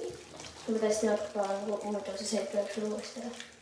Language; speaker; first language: Estonian; early bilingual, heritage; Estonian